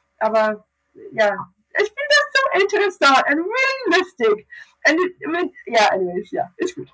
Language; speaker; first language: German; non-native, learner; English